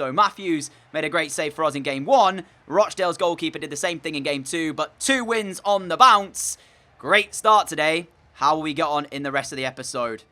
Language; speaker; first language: English; native; English